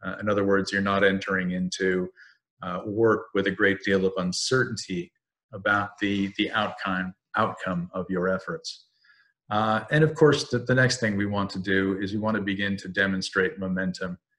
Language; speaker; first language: English; native; English